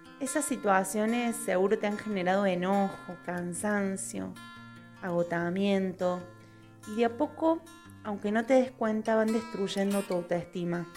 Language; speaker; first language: Spanish; native; Spanish